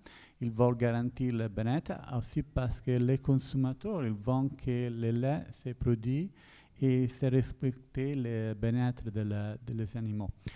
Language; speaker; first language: French; non-native, learner; Italian